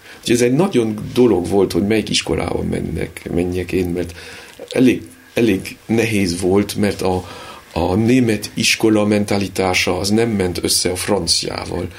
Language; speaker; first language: Hungarian; early bilingual, heritage; Hungarian